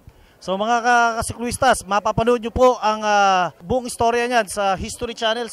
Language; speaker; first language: Filipino; native; Filipino